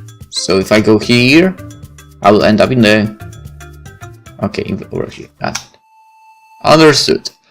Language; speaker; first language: English; non-native, fluent; Polish